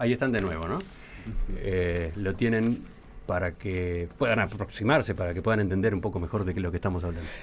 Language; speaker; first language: Spanish; native; Spanish